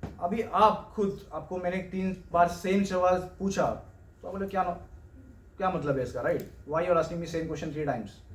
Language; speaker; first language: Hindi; non-native, local second language; Marathi